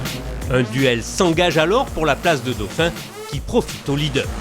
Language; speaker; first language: French; native; French